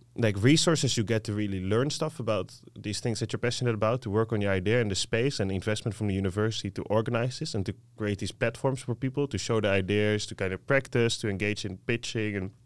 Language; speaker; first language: English; non-native, fluent; Dutch